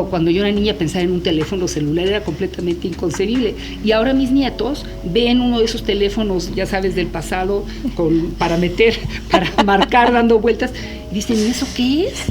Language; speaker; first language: Spanish; native; Spanish